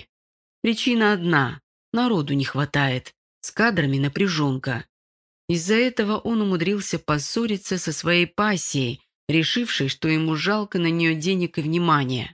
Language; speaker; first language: Russian; native; Russian